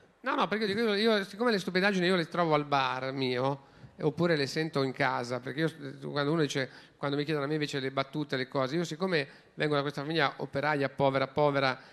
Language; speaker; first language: Italian; native; Italian